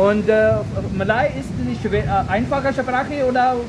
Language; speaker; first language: German; non-native, learner; Urdu